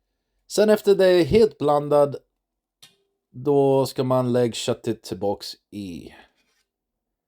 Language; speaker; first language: Swedish; non-native, learner; English